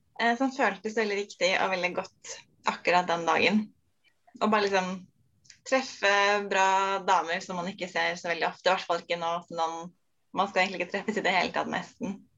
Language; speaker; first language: Norwegian; native; Norwegian